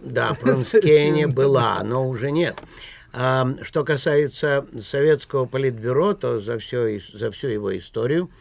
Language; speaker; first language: Russian; native; Russian